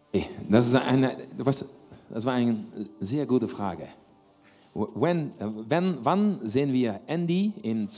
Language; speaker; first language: German; non-native, learner; Dutch